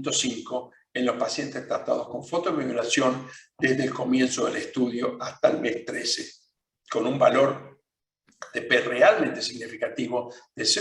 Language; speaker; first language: Spanish; native; Spanish